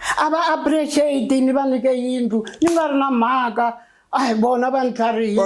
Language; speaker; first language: Zulu; native; Zulu